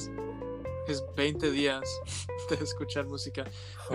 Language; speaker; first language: Spanish; early bilingual, heritage; Spanish